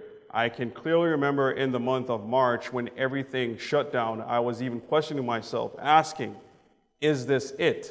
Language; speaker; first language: English; native; English